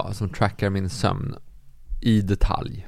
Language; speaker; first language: Swedish; native; Swedish